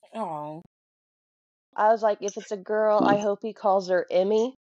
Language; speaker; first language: English; native; English